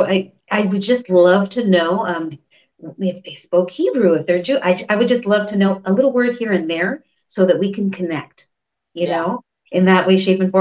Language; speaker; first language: English; early bilingual, other home language; Spanish